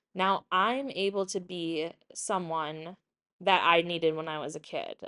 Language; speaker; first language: English; native; English